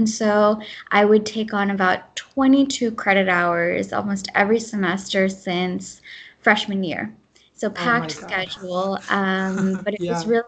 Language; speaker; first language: English; early bilingual, other home language; Gujarati